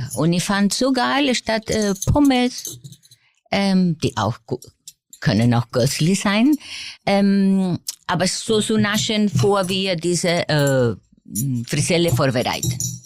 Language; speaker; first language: German; non-native, fluent; Spanish